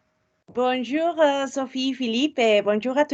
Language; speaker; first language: French; non-native, fluent; Spanish